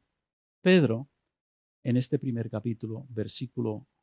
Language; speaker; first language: Spanish; native; Spanish